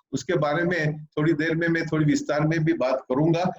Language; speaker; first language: Hindi; non-native, local second language; Marathi